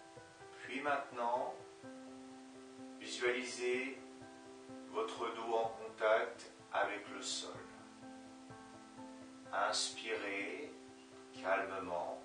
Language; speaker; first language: French; native; French